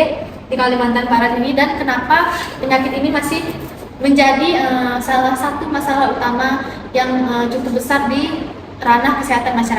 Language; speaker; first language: Indonesian; native; Indonesian